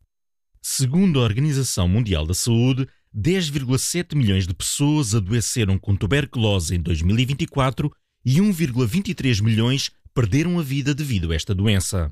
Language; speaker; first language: Portuguese; native; Portuguese